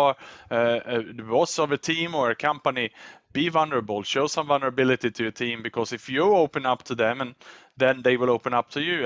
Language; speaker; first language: English; non-native, fluent; Swedish